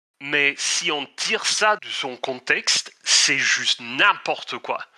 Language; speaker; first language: French; non-native, fluent; Swedish